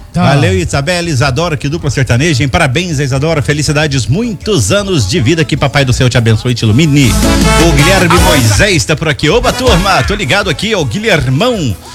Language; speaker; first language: Portuguese; native; Portuguese